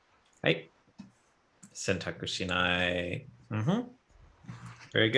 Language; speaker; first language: Japanese; non-native, fluent; English